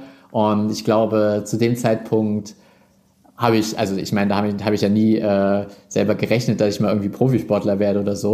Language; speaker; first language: German; native; German